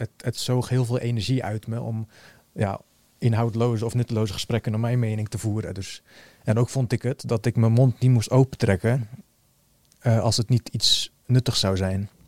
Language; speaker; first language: Dutch; early bilingual, other home language; Bosnian